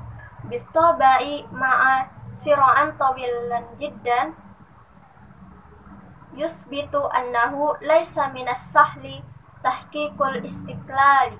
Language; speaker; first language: Arabic; non-native, learner; Indonesian